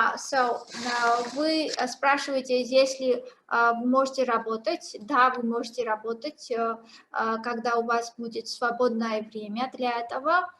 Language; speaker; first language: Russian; non-native, fluent; Georgian